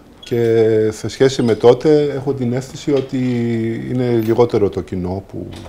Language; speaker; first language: Greek; early bilingual, heritage; Greek